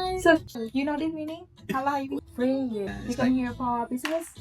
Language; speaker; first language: English; non-native, learner; Vietnamese